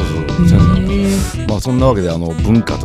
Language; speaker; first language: Japanese; native; Japanese